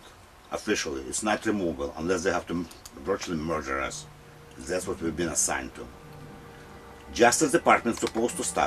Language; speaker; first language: English; non-native, learner; Russian